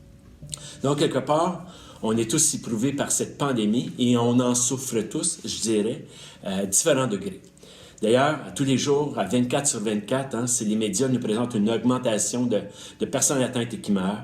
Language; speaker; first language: French; native; French